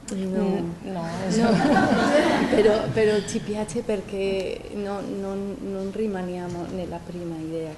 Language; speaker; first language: Italian; non-native, learner; Spanish